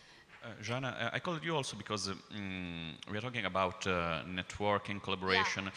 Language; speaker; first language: English; non-native, fluent; Italian